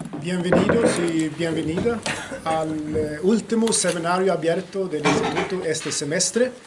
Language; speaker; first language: Spanish; non-native, fluent; Swedish